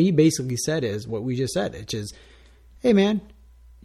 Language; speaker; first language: English; non-native, fluent; Spanish